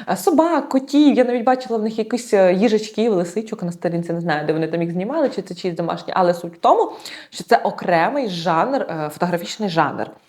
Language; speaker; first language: Ukrainian; non-native, local second language; Russian